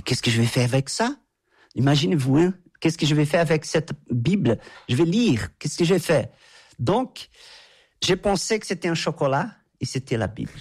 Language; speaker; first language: French; non-native, fluent; Portuguese